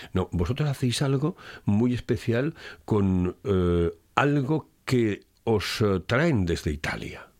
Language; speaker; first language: Spanish; native; Spanish